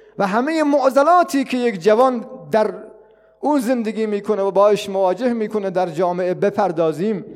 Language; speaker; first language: Persian; non-native, local second language; Baluchi